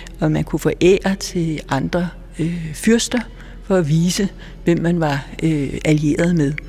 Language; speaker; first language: Danish; native; Danish